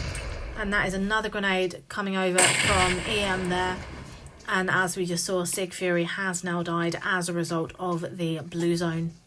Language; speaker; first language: English; native; English